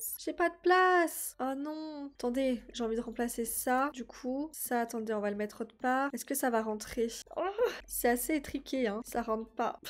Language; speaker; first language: French; native; French